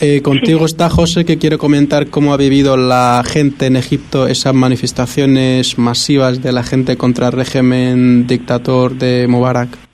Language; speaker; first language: Spanish; native; Spanish